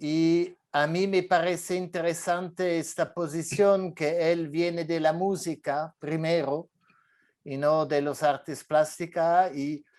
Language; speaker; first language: Spanish; non-native, fluent; French